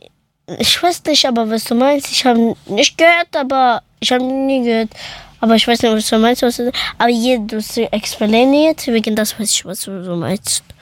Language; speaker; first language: German; early bilingual, other home language; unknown